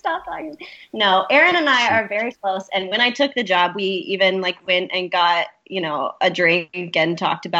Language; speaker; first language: English; native; English